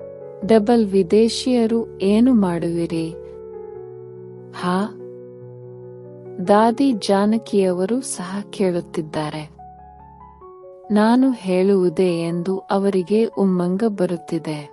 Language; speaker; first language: Kannada; native; Kannada